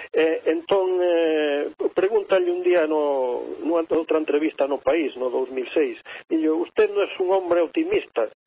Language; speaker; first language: Galician; native; Galician